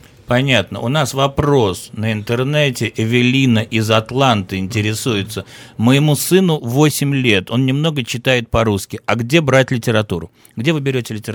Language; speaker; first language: Russian; native; Russian